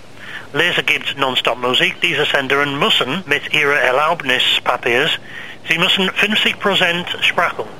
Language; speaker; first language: German; non-native, learner; English